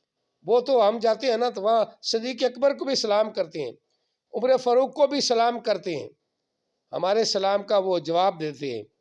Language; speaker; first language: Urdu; non-native, local second language; Punjabi